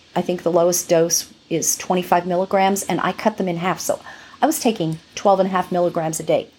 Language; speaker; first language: English; native; English